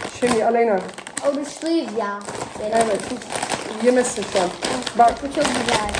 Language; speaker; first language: Turkish; early bilingual, heritage; Turkish